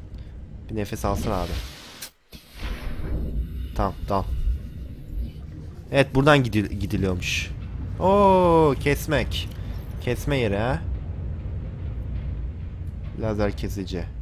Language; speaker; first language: Turkish; native; Turkish